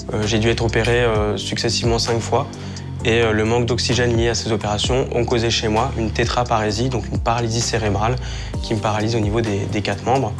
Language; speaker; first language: French; native; French